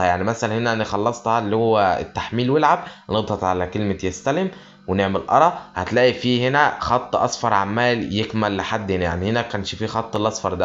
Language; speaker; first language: Arabic; native; Arabic